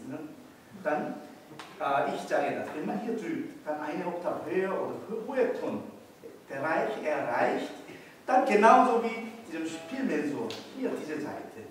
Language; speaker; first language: German; non-native, learner; Korean